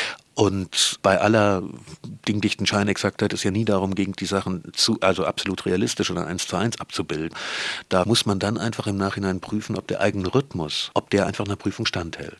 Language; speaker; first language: German; native; German